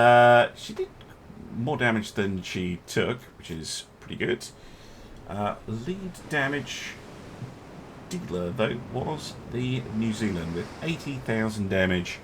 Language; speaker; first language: English; native; English